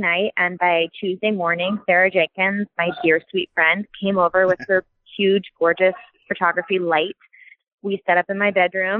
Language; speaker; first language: English; native; English